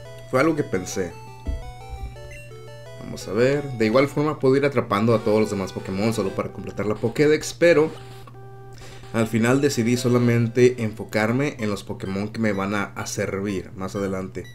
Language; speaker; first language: Spanish; native; Spanish